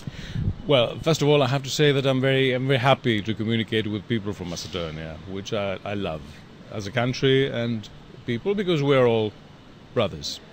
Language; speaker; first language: English; non-native, fluent; Greek